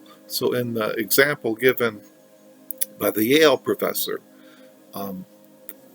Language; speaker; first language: English; native; English